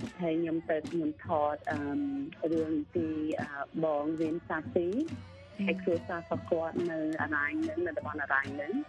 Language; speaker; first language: Khmer; early bilingual, heritage; Khmer